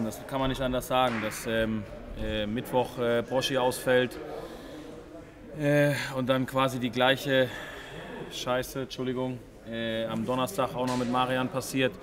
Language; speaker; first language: German; native; German